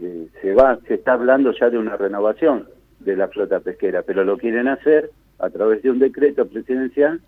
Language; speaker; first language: Spanish; native; Spanish